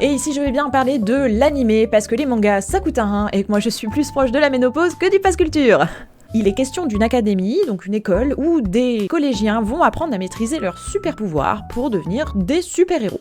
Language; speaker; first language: French; native; French